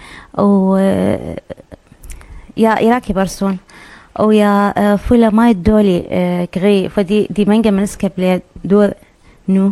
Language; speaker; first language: Danish; non-native, learner; Arabic